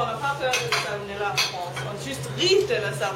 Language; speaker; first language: French; non-native, learner; Danish